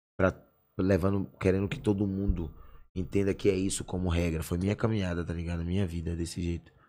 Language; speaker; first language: Portuguese; native; Portuguese